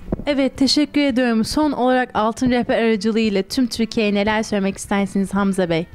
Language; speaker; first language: Turkish; native; Turkish